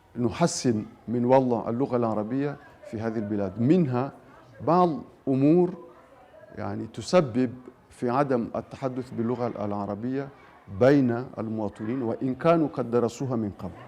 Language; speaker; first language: Arabic; non-native, local second language; Comorian